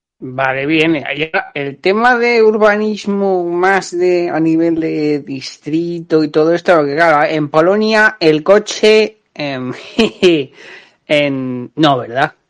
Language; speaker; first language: Spanish; native; Spanish